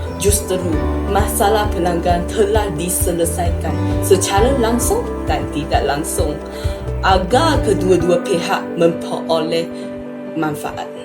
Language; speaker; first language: Malay; non-native, local second language; Chinese